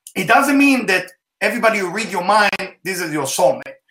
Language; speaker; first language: English; non-native, fluent; Hebrew